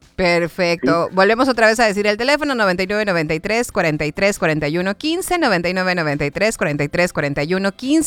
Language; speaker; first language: Spanish; native; Spanish